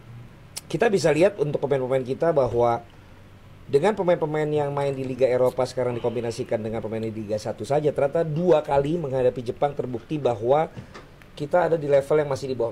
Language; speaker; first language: Indonesian; native; Indonesian